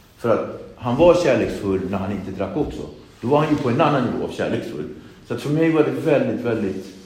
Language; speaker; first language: Swedish; early bilingual, other home language; Kabuverdianu